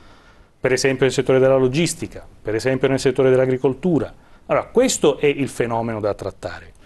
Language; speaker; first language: Italian; native; Italian